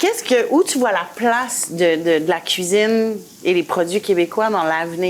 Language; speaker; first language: French; native; French